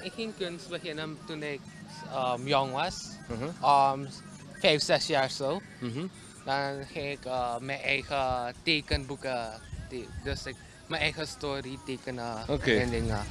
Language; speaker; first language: Dutch; non-native, local second language; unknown